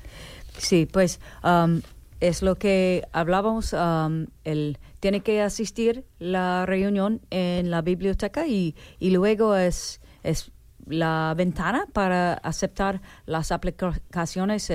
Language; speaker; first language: Spanish; non-native, learner; English